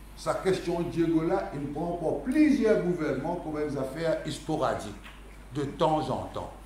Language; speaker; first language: French; non-native, local second language; Morisyen